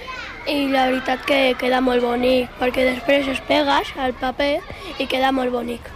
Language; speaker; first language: Catalan; non-native, local second language; Spanish